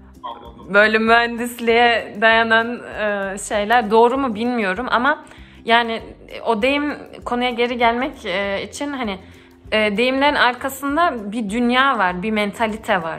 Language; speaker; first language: Turkish; early bilingual, heritage; Turkish